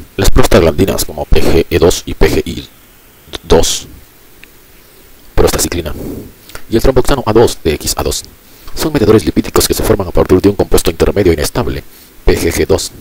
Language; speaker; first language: Spanish; native; Spanish